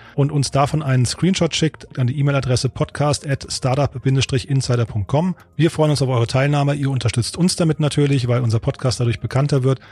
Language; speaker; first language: German; native; German